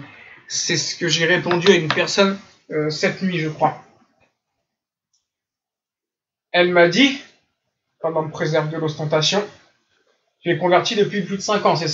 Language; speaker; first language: French; native; French